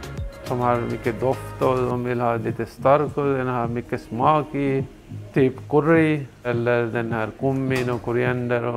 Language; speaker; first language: Swedish; non-native, learner; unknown